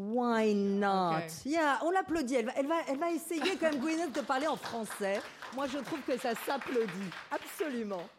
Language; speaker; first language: French; native; French